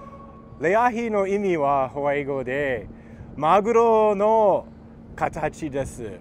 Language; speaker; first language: Japanese; non-native, learner; English